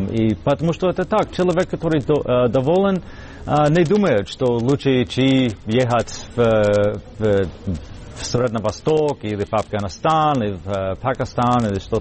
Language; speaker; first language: Russian; non-native, fluent; English